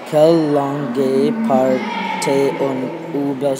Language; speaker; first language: French; non-native, learner; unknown